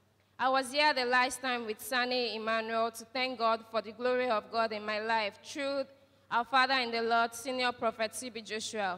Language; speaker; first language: English; non-native, local second language; Yoruba